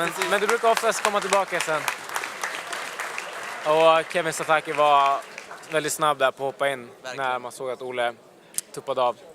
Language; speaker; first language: Swedish; native; Swedish